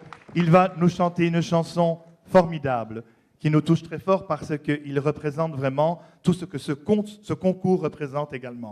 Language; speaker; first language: French; native; French